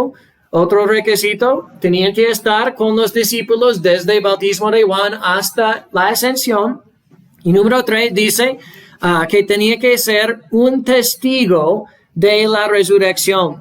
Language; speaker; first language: Spanish; non-native, fluent; English